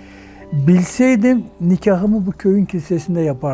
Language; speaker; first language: Turkish; native; Turkish